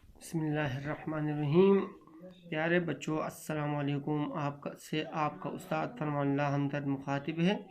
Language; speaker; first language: Urdu; non-native, local second language; Pashto